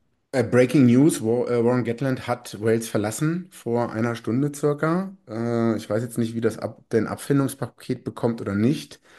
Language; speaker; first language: German; native; German